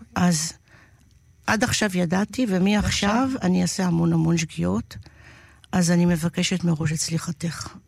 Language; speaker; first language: Hebrew; native; Hebrew